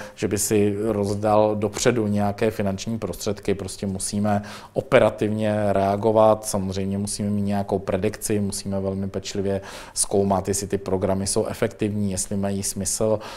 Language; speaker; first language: Czech; native; Czech